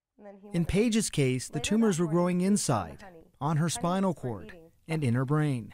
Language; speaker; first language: English; native; English